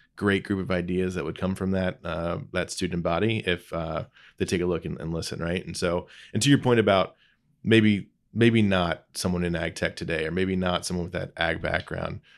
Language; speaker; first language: English; native; English